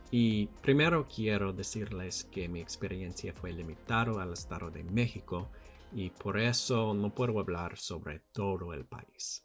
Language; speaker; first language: Spanish; non-native, learner; English